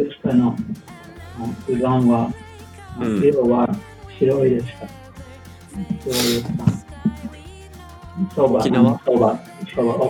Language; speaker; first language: Japanese; non-native, learner; English